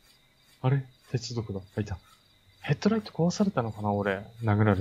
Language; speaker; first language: Japanese; native; Japanese